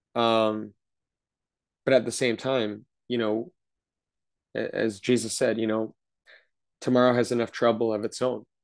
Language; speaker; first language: English; native; English